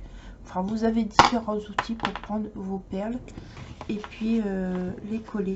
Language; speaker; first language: French; native; French